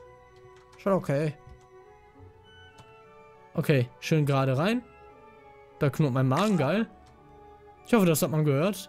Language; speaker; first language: German; native; German